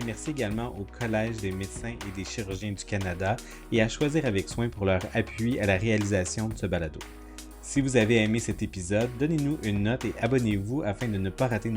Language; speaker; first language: French; native; French